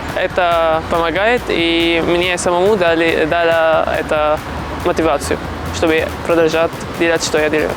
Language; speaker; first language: Russian; non-native, fluent; Arabic